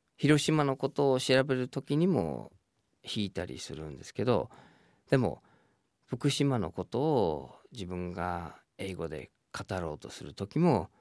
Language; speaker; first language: Japanese; non-native, fluent; English